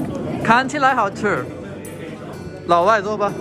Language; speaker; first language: Chinese; non-native, learner; Urdu